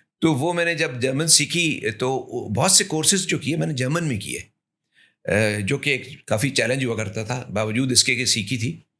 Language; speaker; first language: Urdu; native; Urdu